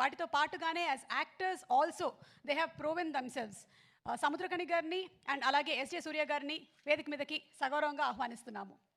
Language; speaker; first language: Telugu; native; Telugu